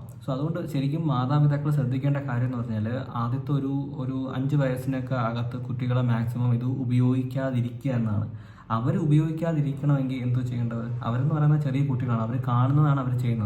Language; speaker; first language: Malayalam; native; Malayalam